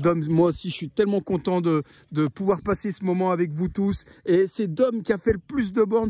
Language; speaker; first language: French; native; French